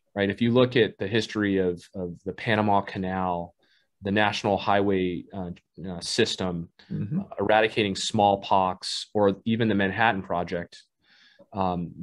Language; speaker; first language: English; native; English